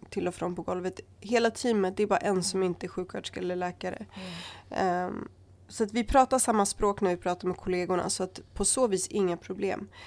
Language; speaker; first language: Swedish; early bilingual, other home language; Kurdish